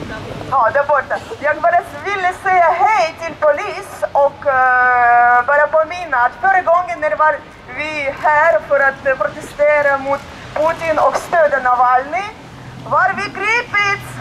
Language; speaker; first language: Swedish; non-native, learner; Russian